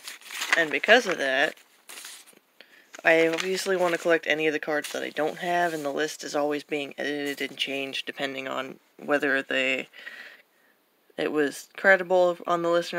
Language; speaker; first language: English; native; English